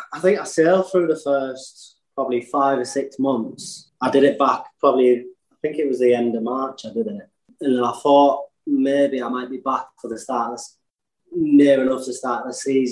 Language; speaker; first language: English; native; English